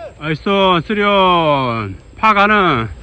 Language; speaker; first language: Korean; native; Korean